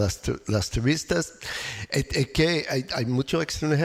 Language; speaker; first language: Spanish; non-native, learner; English